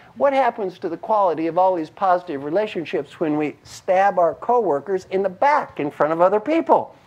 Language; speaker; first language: English; native; English